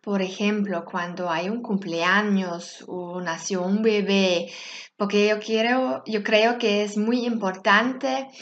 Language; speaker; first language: Spanish; non-native, fluent; German